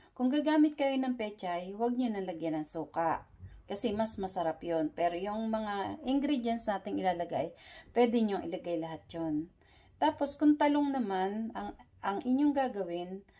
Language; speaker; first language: Filipino; native; Filipino